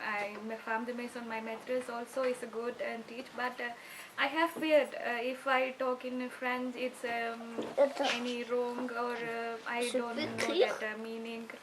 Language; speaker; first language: English; non-native, learner; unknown